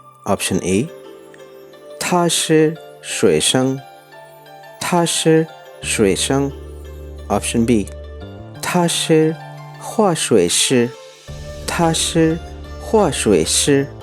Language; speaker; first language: Chinese; non-native, fluent; Urdu